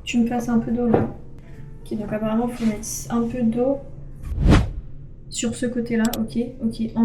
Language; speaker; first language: French; native; French